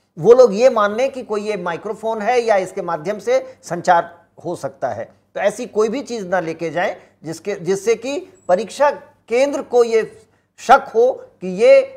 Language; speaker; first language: Hindi; native; Hindi